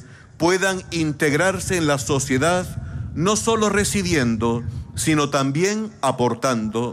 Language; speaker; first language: Spanish; native; Spanish